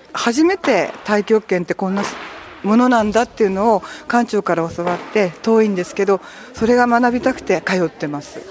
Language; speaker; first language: Japanese; non-native, fluent; Chinese